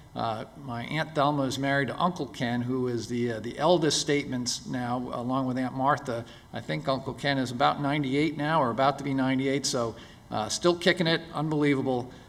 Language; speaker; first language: English; native; English